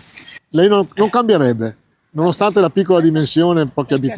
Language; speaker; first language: Italian; native; Italian